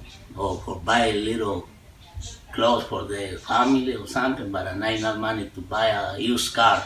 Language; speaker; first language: English; non-native, learner; Spanish